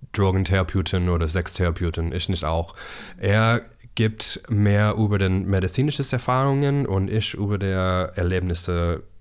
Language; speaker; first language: German; non-native, fluent; English